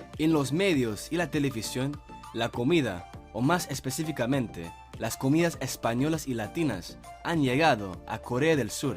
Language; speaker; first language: Spanish; non-native, fluent; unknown